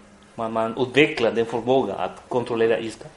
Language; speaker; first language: Swedish; non-native, fluent; Spanish